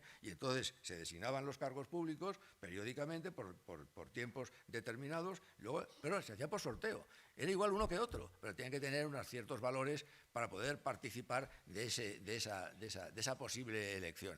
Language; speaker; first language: Spanish; native; Spanish